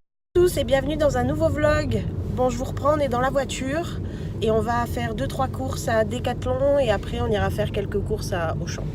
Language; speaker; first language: French; native; French